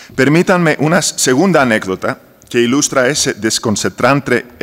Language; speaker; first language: Spanish; non-native, fluent; Greek